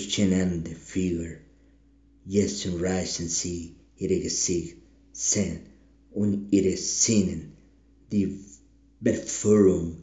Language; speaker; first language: German; non-native, learner; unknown